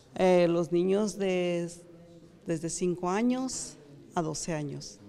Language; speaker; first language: Spanish; native; Spanish